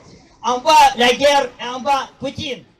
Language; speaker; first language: French; non-native, learner; Russian